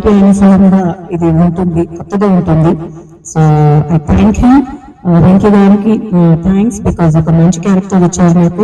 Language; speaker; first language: Telugu; non-native, fluent; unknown